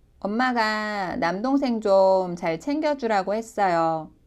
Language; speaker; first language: Korean; non-native, learner; Chinese